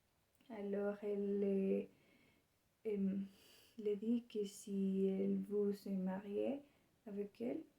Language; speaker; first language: French; non-native, learner; Spanish